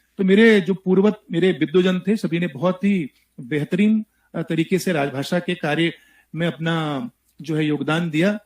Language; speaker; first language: Hindi; native; Hindi